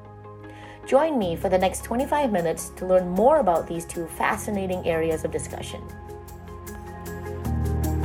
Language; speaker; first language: English; native; English